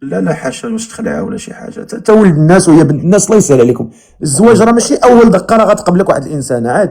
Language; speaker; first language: Arabic; native; Arabic